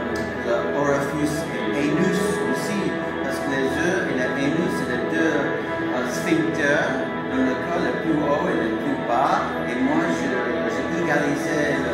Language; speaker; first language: French; non-native, fluent; English